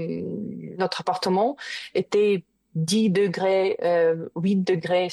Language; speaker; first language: French; non-native, learner; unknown